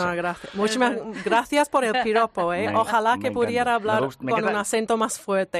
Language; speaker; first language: Spanish; non-native, fluent; English